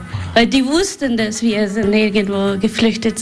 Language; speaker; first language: German; non-native, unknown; Persian